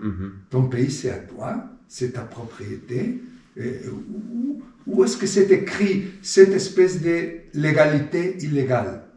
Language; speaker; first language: French; non-native, fluent; Spanish